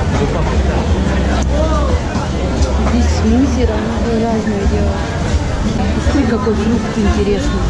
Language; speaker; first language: Russian; native; Russian